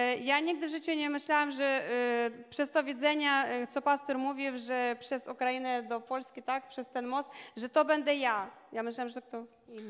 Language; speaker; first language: Polish; non-native, learner; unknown